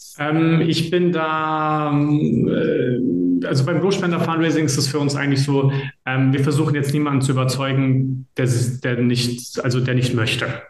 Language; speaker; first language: German; early bilingual, other home language; Serbian